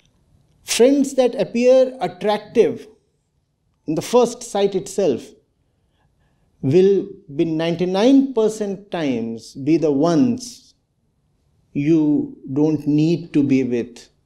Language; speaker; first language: English; non-native, local second language; Hindi